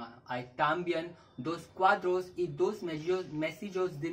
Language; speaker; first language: Spanish; non-native, learner; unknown